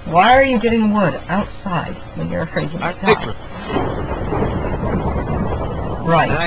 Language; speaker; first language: English; native; English